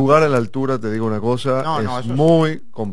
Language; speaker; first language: Spanish; native; Spanish